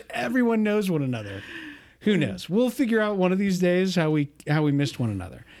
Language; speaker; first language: English; native; English